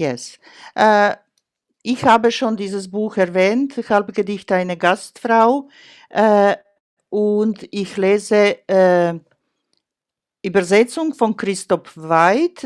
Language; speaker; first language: German; non-native, fluent; Croatian